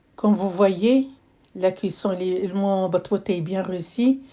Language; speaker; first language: French; non-native, local second language; Arabic